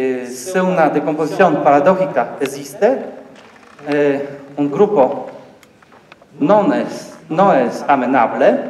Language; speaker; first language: Spanish; non-native, learner; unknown